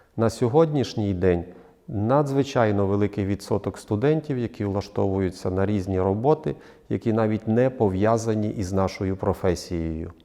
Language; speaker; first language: Ukrainian; native; Ukrainian